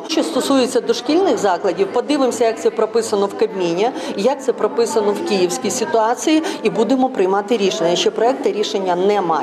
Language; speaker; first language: Ukrainian; native; Ukrainian